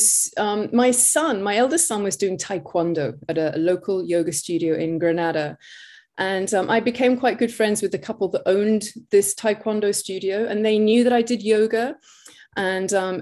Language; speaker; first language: English; native; English